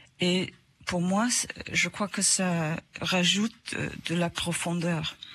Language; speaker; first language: French; non-native, fluent; English